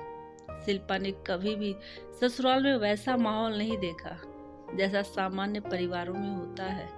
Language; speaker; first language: Hindi; native; Hindi